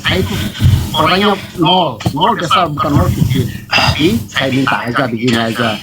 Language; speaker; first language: Indonesian; non-native, fluent; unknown